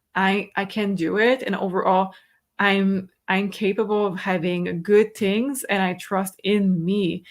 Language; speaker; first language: English; non-native, fluent; French